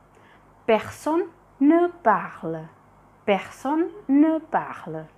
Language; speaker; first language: French; non-native, fluent; Indonesian